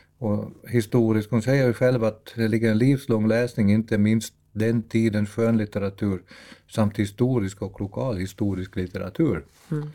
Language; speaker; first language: Swedish; native; Swedish